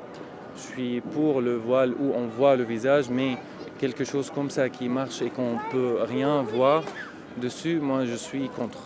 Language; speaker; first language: French; native; French